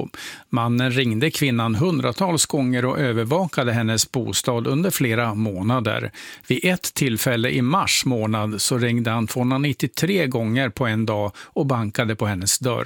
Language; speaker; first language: Swedish; native; Swedish